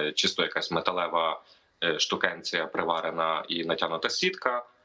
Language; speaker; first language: Ukrainian; native; Ukrainian